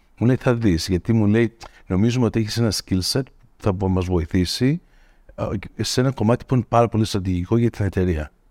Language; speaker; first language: Greek; early bilingual, heritage; Greek